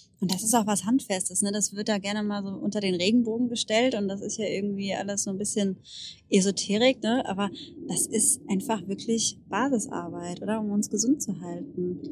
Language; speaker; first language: German; native; German